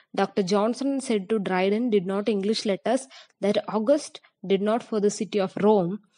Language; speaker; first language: English; non-native, local second language; Malayalam